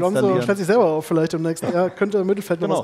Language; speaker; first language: German; native; German